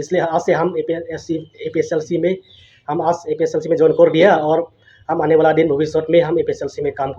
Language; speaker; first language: Hindi; non-native, local second language; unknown